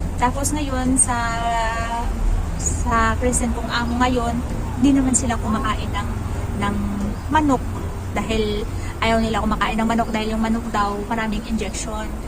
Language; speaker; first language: Filipino; native; Filipino